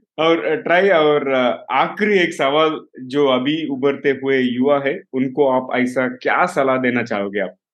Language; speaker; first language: Hindi; non-native, local second language; Telugu